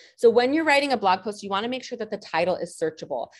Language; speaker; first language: English; native; English